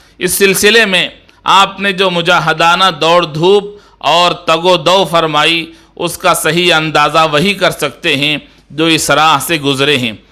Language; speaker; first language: Urdu; native; Urdu